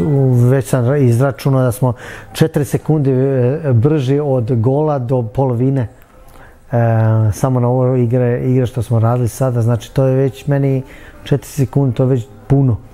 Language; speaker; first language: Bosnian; early bilingual, heritage; Bosnian